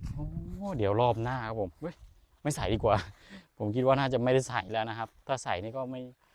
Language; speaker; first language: Thai; non-native, local second language; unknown